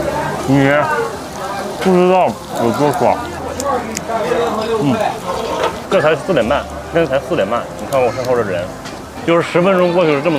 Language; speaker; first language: Chinese; native; Chinese